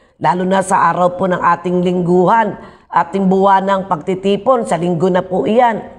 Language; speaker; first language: Filipino; native; Filipino